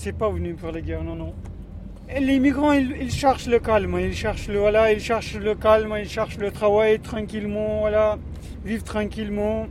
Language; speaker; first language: French; non-native, learner; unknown